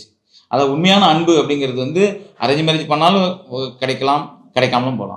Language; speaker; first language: Tamil; native; Tamil